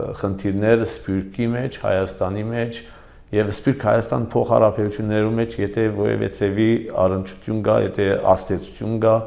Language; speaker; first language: Armenian; early bilingual, heritage; Armenian